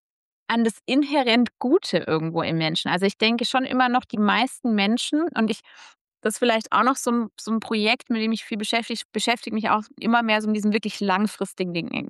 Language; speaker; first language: German; native; German